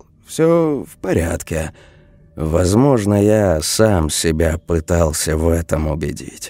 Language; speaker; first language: Russian; native; Russian